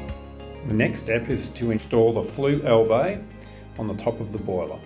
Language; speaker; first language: English; native; English